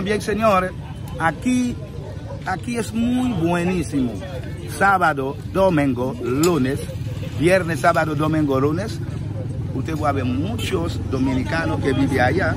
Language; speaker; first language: Spanish; non-native, fluent; Haitian Creole